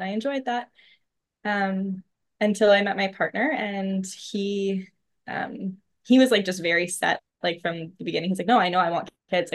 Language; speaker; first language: English; native; English